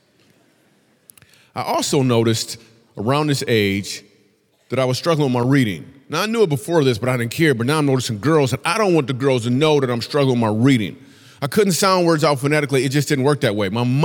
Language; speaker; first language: English; native; English